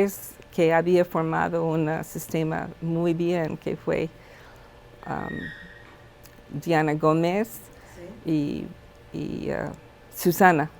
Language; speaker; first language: Spanish; non-native, fluent; English